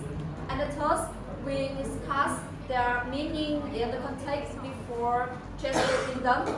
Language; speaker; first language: English; non-native, learner; Vietnamese